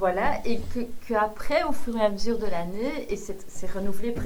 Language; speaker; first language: French; native; French